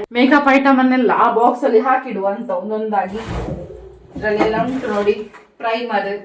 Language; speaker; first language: Kannada; non-native, local second language; Tulu